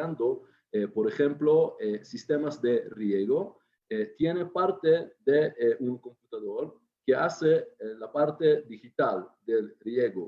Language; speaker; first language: Spanish; non-native, fluent; Hebrew